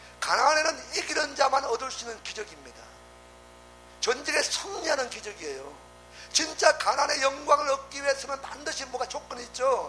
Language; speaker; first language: Korean; native; Korean